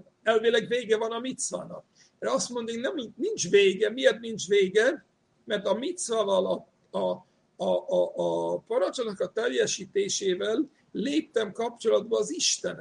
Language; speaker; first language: Hungarian; non-native, fluent; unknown